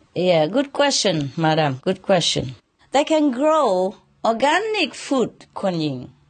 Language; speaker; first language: English; non-native, fluent; Vietnamese